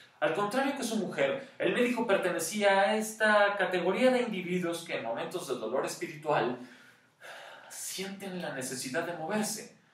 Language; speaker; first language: Spanish; native; Spanish